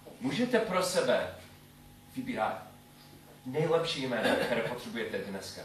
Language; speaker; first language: Czech; non-native, learner; English